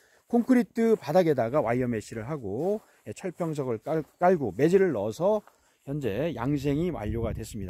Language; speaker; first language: Korean; native; Korean